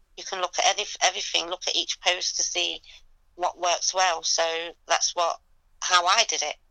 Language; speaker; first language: English; native; English